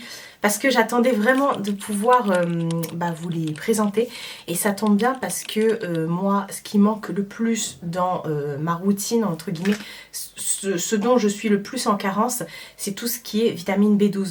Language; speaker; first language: French; native; French